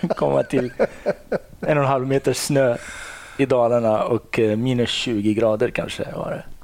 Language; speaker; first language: Swedish; non-native, fluent; Arabic